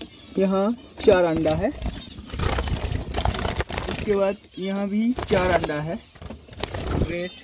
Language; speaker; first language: Hindi; non-native, local second language; Bangla